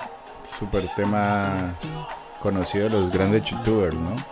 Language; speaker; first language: Spanish; native; Spanish